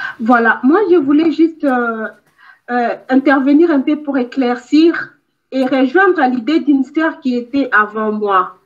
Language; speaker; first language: French; non-native, local second language; Lingala